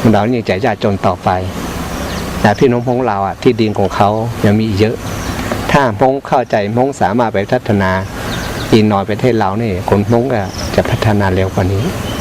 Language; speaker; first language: Thai; non-native, local second language; Hmong